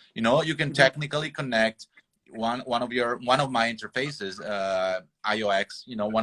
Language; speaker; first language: English; non-native, fluent; Italian